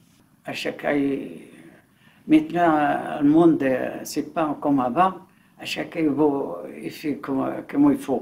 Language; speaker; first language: French; non-native, learner; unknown